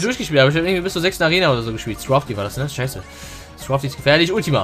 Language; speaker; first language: German; native; German